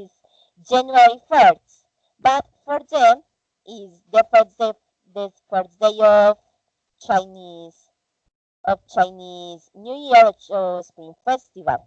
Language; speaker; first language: English; non-native, fluent; Spanish